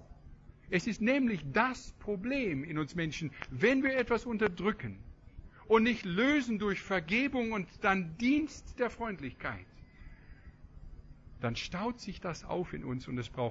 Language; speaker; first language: German; non-native, fluent; English